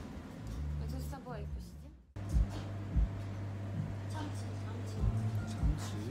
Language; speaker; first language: Korean; non-native, learner; Russian